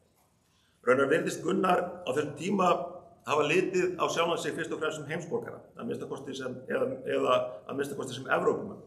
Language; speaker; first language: Icelandic; native; Icelandic